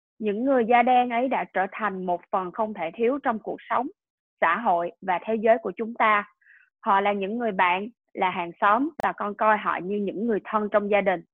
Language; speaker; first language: Vietnamese; early bilingual, heritage; Vietnamese